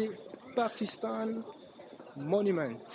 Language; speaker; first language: English; non-native, learner; French